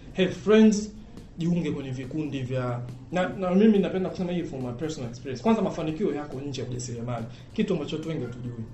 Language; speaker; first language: Swahili; native; Swahili